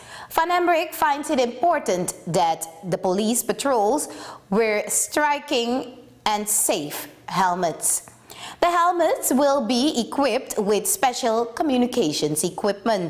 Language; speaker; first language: English; non-native, fluent; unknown